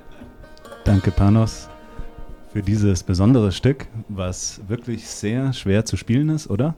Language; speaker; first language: German; native; German